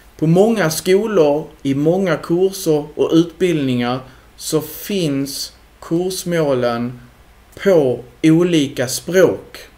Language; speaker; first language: Swedish; native; Swedish